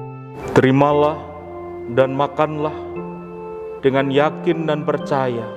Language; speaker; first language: Indonesian; native; Indonesian